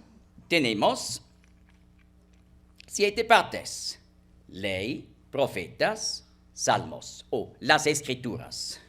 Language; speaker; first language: Spanish; non-native, fluent; German